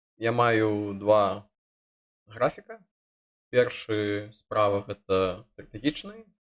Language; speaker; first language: Belarusian; non-native, local second language; Russian